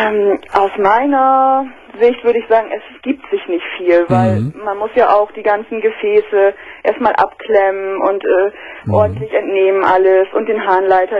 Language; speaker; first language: German; native; German